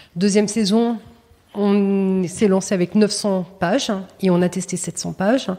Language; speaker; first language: French; native; French